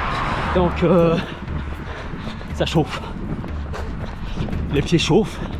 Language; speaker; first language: French; native; French